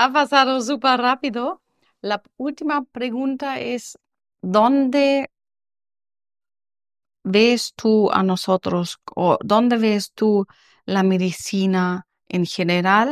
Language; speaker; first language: Spanish; non-native, learner; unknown